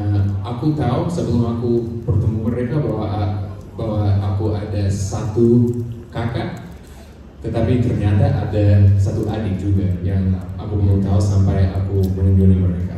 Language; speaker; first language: Indonesian; non-native, fluent; English